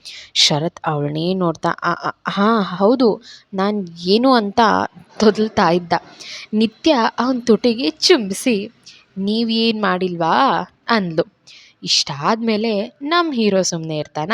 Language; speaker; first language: Kannada; native; Kannada